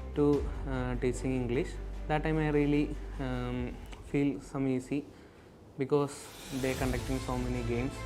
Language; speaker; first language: English; non-native, local second language; Malayalam